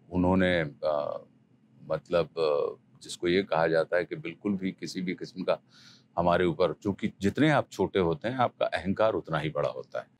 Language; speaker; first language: Hindi; native; Hindi